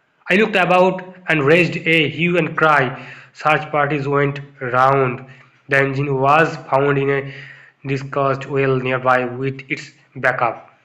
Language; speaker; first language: English; non-native, local second language; Bangla